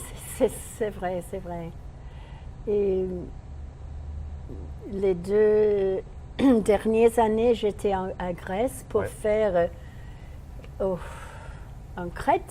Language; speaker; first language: French; non-native, learner; English